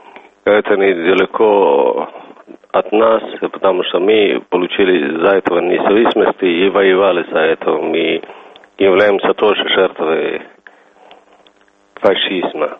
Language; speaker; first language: Russian; non-native, fluent; Somali